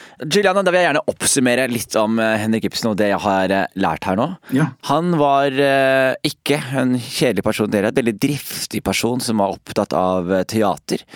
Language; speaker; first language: Norwegian; native; Norwegian